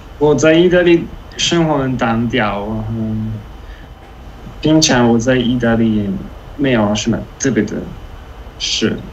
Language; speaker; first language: Chinese; non-native, learner; Italian